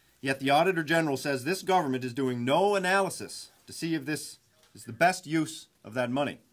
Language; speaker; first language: English; native; English